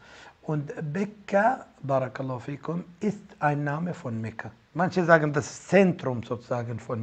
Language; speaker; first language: German; non-native, fluent; Arabic